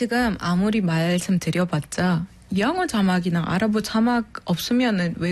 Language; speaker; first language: Korean; non-native, fluent; Arabic